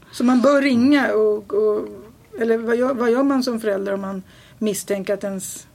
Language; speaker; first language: Swedish; native; Swedish